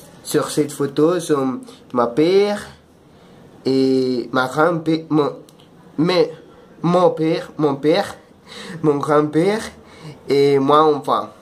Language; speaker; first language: French; non-native, learner; Spanish